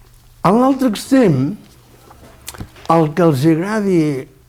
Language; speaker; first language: Catalan; native; Catalan